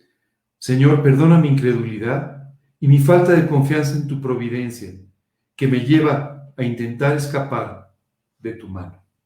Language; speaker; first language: Spanish; native; Spanish